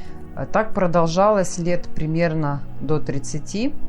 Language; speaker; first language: Russian; native; Russian